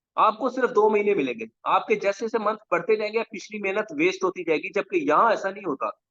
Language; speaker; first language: Urdu; non-native, local second language; Punjabi